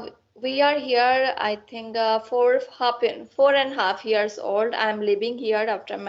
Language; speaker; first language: English; non-native, learner; Assamese